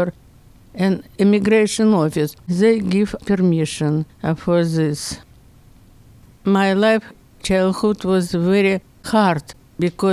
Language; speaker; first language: English; non-native, learner; Russian